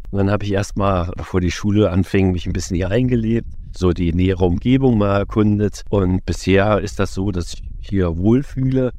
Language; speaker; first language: German; native; German